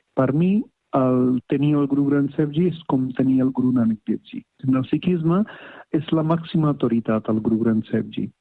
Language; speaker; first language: Catalan; non-native, fluent; Punjabi